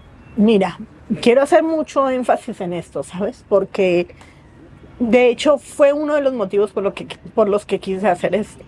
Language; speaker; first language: Spanish; native; Spanish